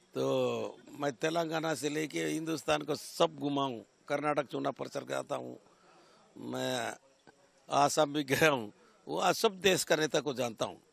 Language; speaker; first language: Hindi; non-native, local second language; Koya